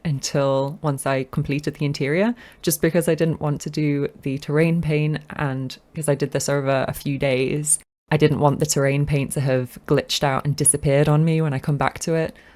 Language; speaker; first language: English; native; English